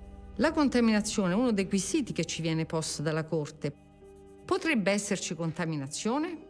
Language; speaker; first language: Italian; native; Italian